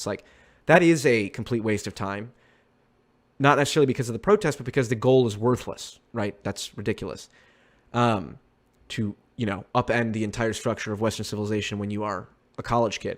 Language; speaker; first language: English; native; English